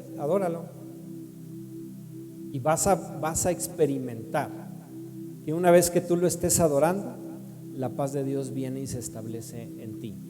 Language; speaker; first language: Spanish; native; Spanish